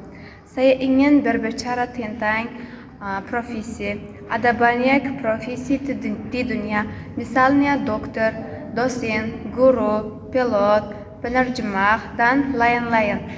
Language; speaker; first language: Indonesian; non-native, learner; Uzbek